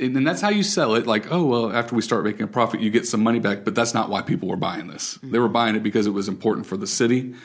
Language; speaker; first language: English; native; English